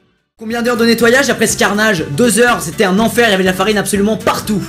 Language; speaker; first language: French; native; French